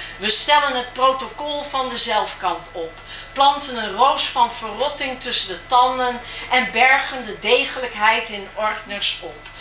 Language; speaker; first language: Dutch; native; Dutch